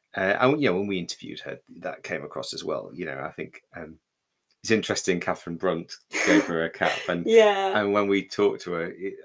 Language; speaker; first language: English; native; English